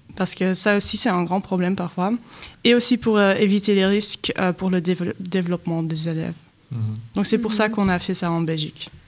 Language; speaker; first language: French; non-native, local second language; Dutch